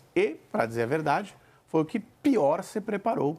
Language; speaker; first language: Portuguese; native; Portuguese